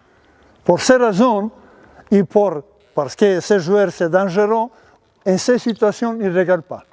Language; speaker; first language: French; non-native, learner; Serbian